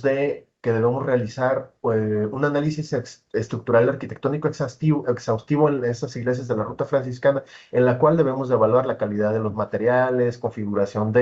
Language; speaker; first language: Spanish; native; Spanish